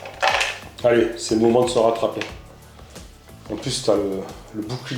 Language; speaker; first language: French; native; French